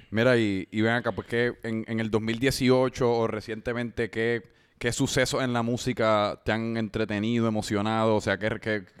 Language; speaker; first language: Spanish; native; Spanish